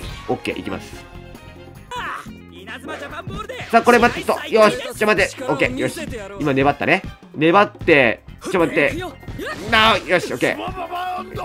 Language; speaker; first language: Japanese; native; Japanese